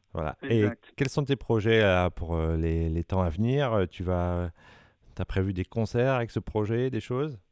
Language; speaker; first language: French; native; French